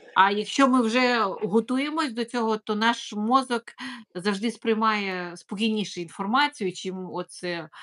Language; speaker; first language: Ukrainian; non-native, local second language; Russian